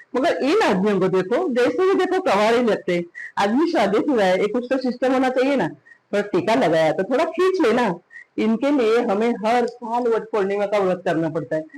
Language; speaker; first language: Hindi; non-native, local second language; Marathi